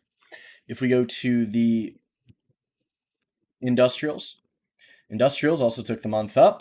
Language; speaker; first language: English; native; English